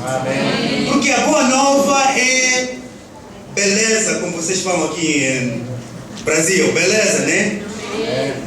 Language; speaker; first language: Portuguese; early bilingual, heritage; Portuguese